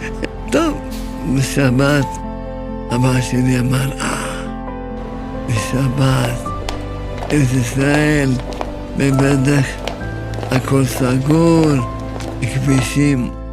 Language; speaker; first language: Hebrew; early bilingual, other home language; Arabic